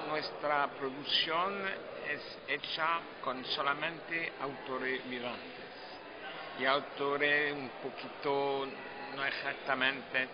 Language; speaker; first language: Spanish; non-native, fluent; French